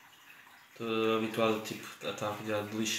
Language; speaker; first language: Portuguese; native; Portuguese